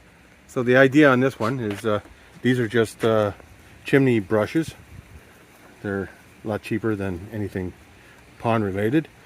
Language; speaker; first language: English; native; English